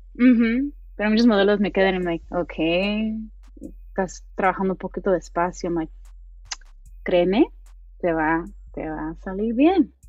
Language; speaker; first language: Spanish; early bilingual, heritage; Spanish